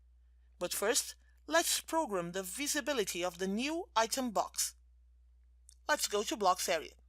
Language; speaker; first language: English; non-native, fluent; Portuguese